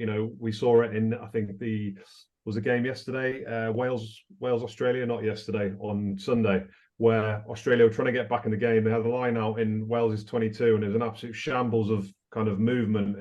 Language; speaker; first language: English; native; English